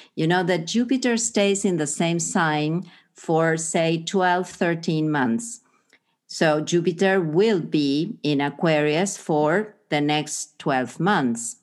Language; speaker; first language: English; non-native, fluent; Spanish